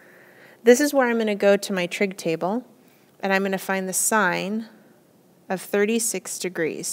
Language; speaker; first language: English; native; English